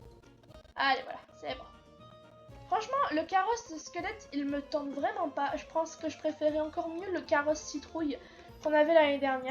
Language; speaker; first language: French; native; French